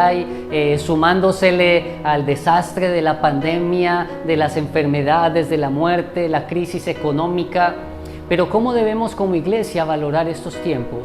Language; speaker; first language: Spanish; native; Spanish